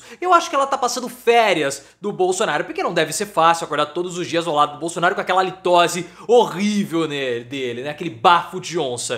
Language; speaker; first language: Portuguese; native; Portuguese